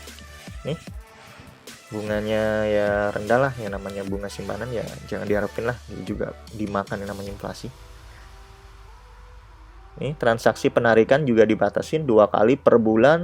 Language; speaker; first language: Indonesian; native; Indonesian